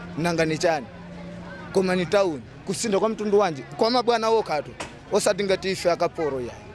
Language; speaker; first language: Nyanja; non-native, local second language; Tumbuka